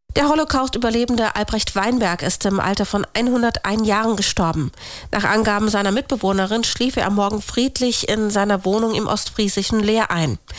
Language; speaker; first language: German; native; German